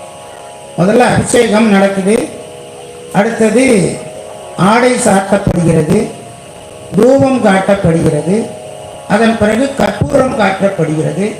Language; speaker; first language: Tamil; native; Tamil